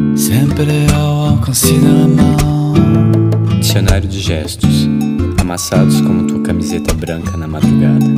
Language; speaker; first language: French; non-native, fluent; Portuguese